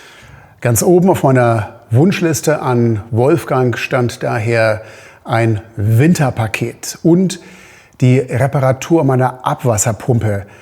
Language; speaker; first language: German; native; German